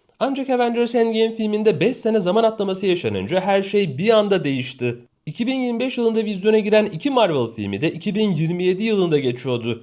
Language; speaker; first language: Turkish; native; Turkish